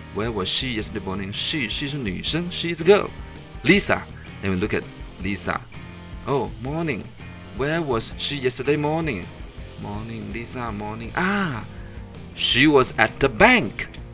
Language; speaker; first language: English; non-native, local second language; Chinese